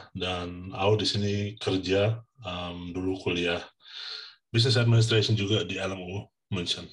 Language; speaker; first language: Indonesian; early bilingual, heritage; Indonesian